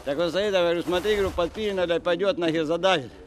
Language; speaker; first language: Russian; native; Russian